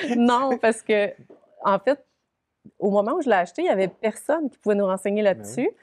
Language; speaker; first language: French; native; French